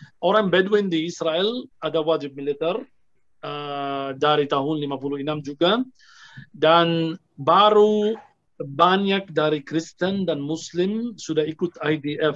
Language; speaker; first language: Indonesian; non-native, fluent; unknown